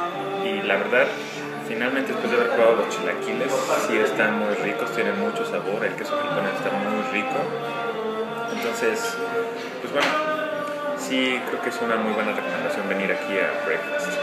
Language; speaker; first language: Spanish; native; Spanish